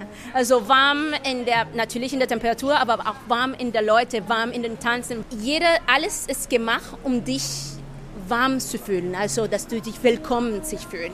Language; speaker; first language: German; non-native, fluent; Spanish